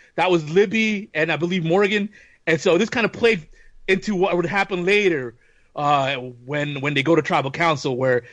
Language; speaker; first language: English; native; English